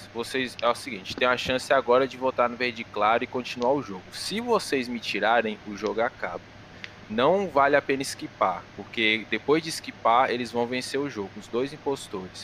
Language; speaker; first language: Portuguese; native; Portuguese